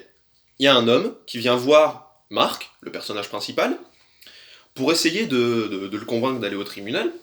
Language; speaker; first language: French; native; French